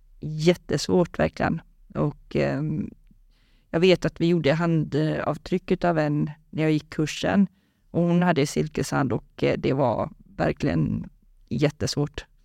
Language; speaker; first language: Swedish; native; Swedish